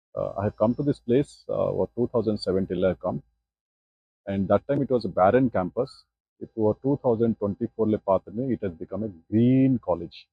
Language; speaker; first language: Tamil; non-native, learner; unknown